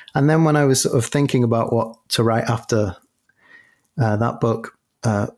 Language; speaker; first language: English; native; English